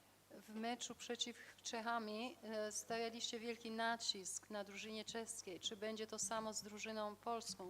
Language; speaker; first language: Polish; non-native, fluent; Albanian